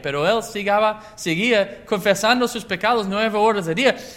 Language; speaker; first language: Spanish; non-native, learner; English